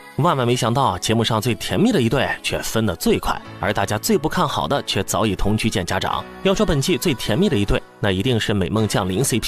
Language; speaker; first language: Chinese; native; Chinese